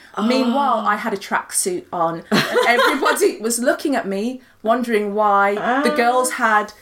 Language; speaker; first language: English; native; English